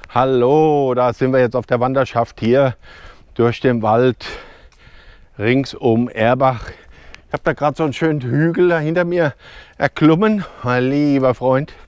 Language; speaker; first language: German; native; German